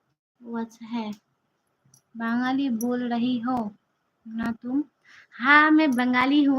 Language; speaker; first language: Hindi; non-native, local second language; Bangla